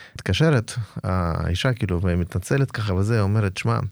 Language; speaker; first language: Hebrew; non-native, fluent; Russian